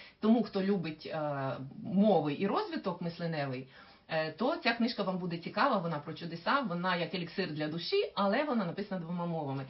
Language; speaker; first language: Ukrainian; non-native, local second language; Russian